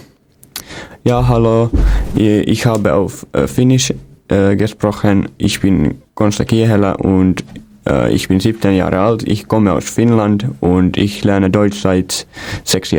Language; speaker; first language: German; non-native, learner; Finnish